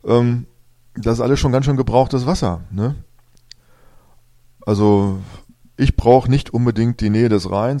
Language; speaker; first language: German; native; German